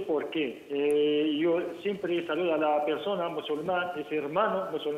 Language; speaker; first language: Spanish; non-native, learner; Arabic